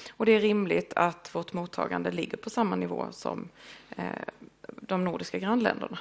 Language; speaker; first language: Swedish; native; Swedish